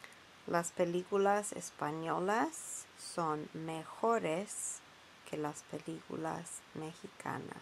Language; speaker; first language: Spanish; non-native, fluent; English